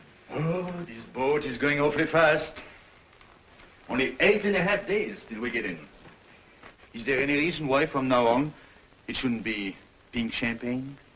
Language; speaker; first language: English; non-native, fluent; French